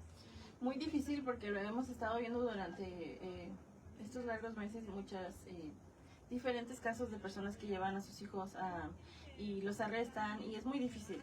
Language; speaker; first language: Spanish; native; Spanish